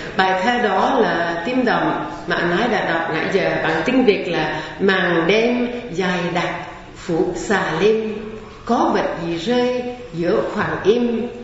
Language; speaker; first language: Vietnamese; non-native, fluent; English